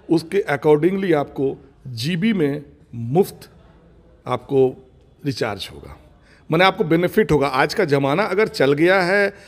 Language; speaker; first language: Hindi; non-native, local second language; Bangla